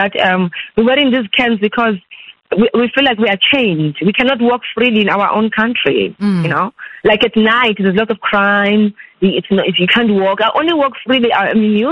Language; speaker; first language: English; non-native, local second language; Xhosa